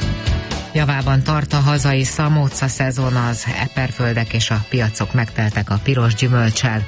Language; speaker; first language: Hungarian; native; Hungarian